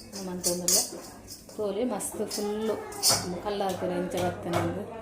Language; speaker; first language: Kannada; non-native, local second language; Tulu